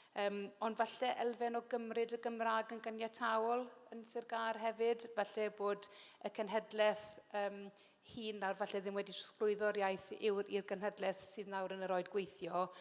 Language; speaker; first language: Welsh; native; Welsh